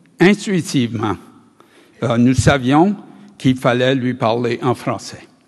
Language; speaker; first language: French; native; French